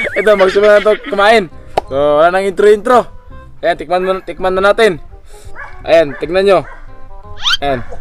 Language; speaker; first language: Filipino; non-native, local second language; Cebuano